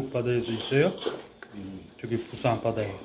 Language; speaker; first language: Korean; non-native, learner; Uzbek